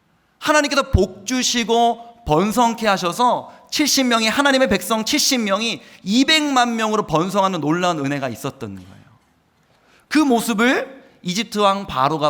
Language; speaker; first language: Korean; native; Korean